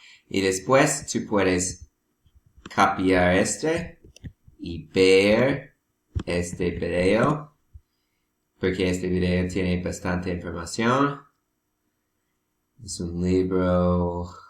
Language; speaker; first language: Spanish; non-native, learner; English